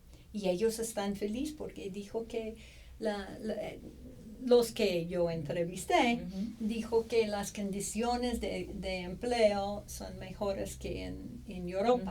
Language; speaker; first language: Spanish; non-native, fluent; English